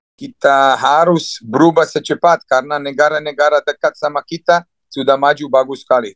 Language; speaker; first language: Indonesian; non-native, fluent; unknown